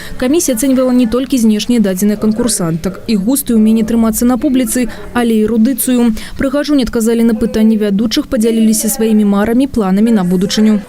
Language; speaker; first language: Belarusian; non-native, local second language; Russian